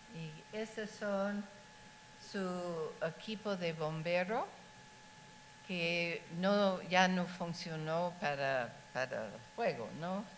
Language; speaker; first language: Spanish; non-native, fluent; English